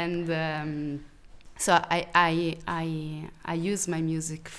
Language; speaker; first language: English; non-native, learner; Italian